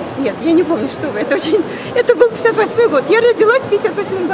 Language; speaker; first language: Russian; native; Russian